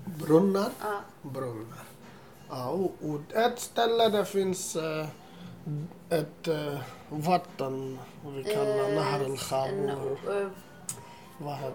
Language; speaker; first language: Swedish; non-native, learner; Assyrian Neo-Aramaic